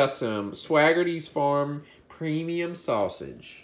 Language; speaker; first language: English; native; English